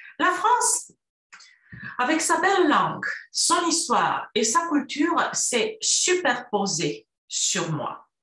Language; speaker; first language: French; non-native, fluent; Romanian